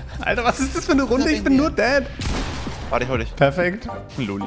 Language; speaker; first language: German; native; German